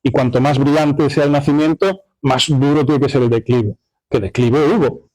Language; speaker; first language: Spanish; non-native, local second language; Galician